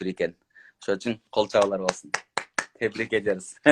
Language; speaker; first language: Turkish; non-native, learner; Kyrgyz